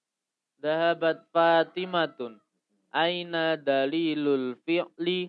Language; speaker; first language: Arabic; non-native, learner; Indonesian